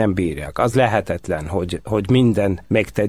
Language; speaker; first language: Hungarian; non-native, fluent; Arabic